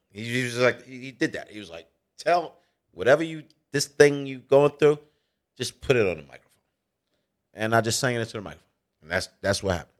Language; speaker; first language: English; native; English